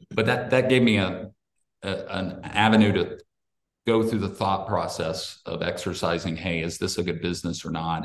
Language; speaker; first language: English; native; English